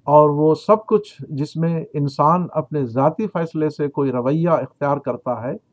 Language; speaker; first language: Urdu; native; Urdu